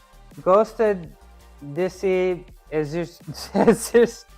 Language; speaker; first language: Portuguese; non-native, learner; English